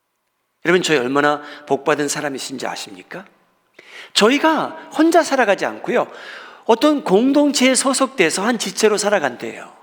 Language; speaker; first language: Korean; native; Korean